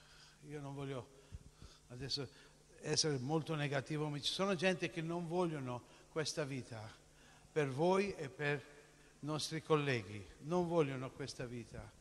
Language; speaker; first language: Italian; non-native, fluent; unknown